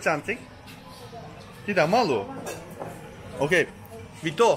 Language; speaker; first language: Indonesian; non-native, learner; Turkish